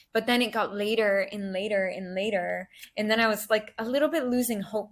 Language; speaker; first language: English; native; English